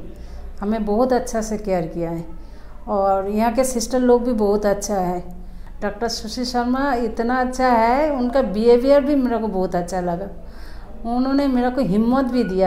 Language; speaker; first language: Hindi; non-native, local second language; Bangla